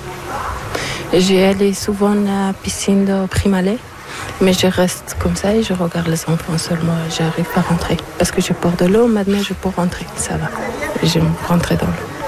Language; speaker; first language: French; non-native, learner; Persian